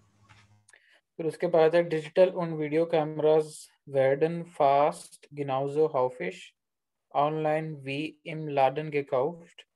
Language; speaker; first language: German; non-native, learner; Urdu